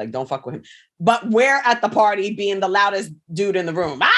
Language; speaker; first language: English; native; English